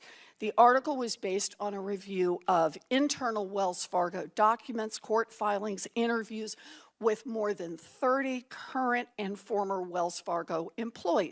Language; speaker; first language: English; native; English